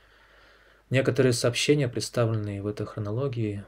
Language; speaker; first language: Russian; native; Russian